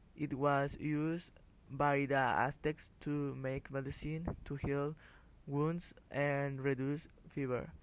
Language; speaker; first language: English; non-native, learner; Spanish